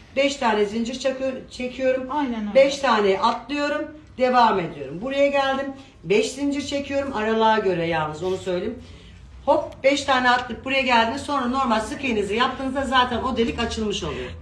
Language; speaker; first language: Turkish; native; Turkish